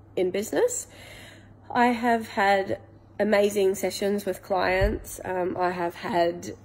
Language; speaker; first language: English; native; English